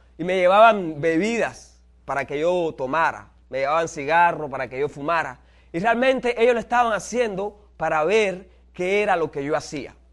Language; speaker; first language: Spanish; native; Spanish